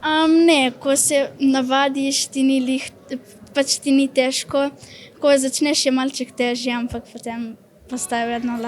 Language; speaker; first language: Slovenian; early bilingual, other home language; Serbian